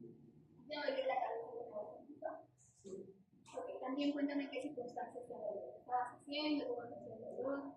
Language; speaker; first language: Spanish; native; Spanish